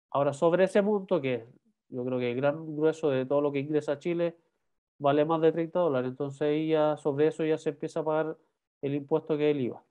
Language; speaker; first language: Spanish; native; Spanish